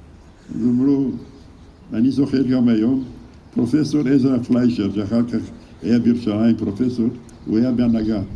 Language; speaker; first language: Hebrew; non-native, fluent; Romanian